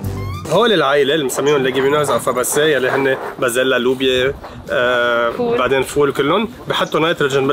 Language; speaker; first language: Arabic; native; Arabic